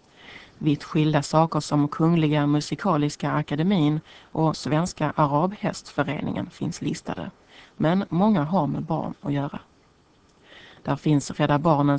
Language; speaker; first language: Swedish; native; Swedish